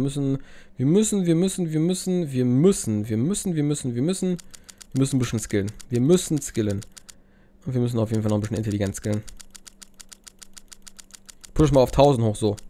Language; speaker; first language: German; native; German